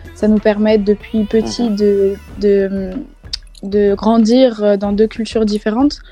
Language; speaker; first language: French; native; French